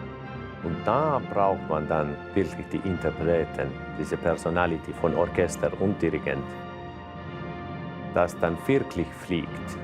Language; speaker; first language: German; non-native, fluent; Finnish